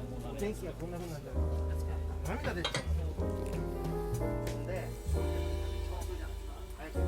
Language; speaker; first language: Japanese; native; Japanese